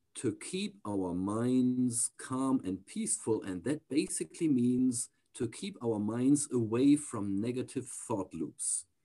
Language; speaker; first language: English; non-native, fluent; German